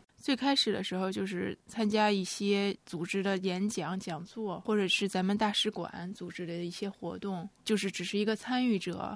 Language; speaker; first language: Chinese; native; Chinese